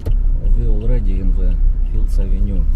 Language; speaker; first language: English; non-native, learner; Russian